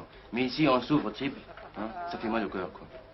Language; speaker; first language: French; non-native, local second language; Arabic